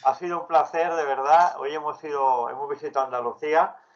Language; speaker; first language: Spanish; native; Spanish